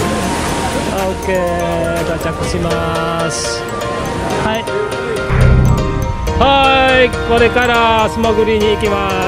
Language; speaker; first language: Japanese; non-native, fluent; Indonesian